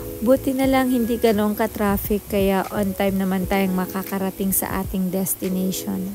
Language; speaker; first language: Filipino; native; Filipino